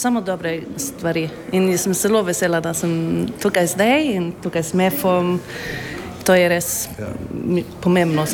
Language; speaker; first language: Slovenian; non-native, fluent; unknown